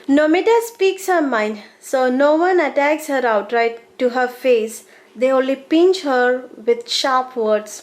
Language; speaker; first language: English; non-native, local second language; Malayalam